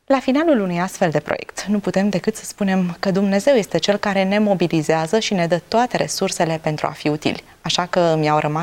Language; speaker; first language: Romanian; native; Romanian